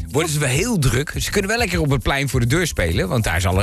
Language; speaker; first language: Dutch; native; Dutch